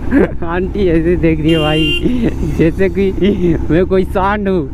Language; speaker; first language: Hindi; native; Hindi